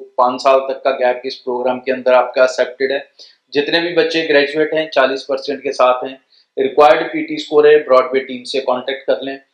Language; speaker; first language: Hindi; non-native, local second language; Punjabi